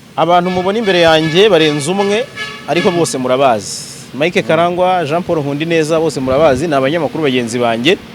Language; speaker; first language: Kinyarwanda; native; Kinyarwanda